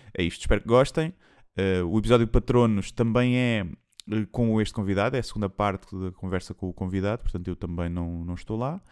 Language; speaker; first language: Portuguese; native; Portuguese